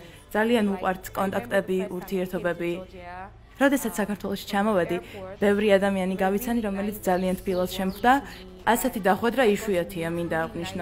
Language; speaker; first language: Georgian; non-native, fluent; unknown